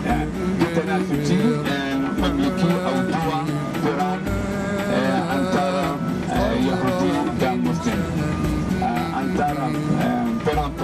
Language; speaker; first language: Indonesian; non-native, learner; Arabic